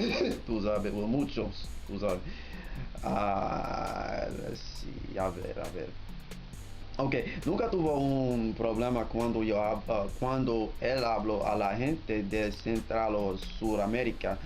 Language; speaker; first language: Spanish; non-native, learner; English